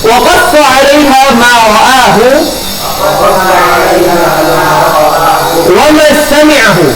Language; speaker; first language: Arabic; non-native, fluent; Indonesian